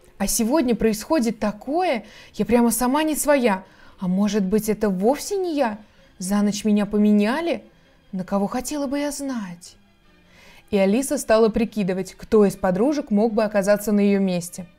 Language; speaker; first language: Russian; native; Russian